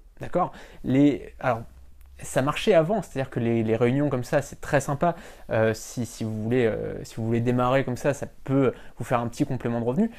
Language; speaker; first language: French; native; French